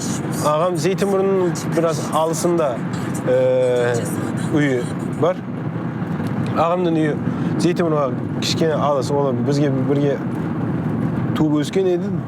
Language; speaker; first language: Kazakh; early bilingual, heritage; Kazakh